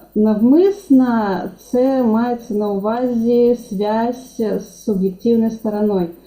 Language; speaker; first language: Ukrainian; non-native, local second language; Russian